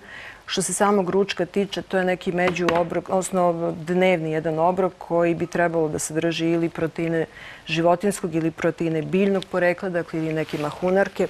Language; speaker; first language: Croatian; native; Croatian